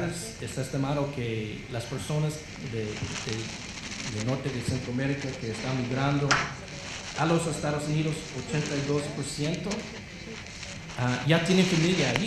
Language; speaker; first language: Spanish; non-native, fluent; English